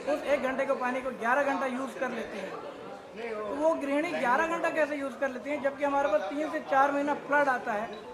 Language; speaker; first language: Hindi; native; Hindi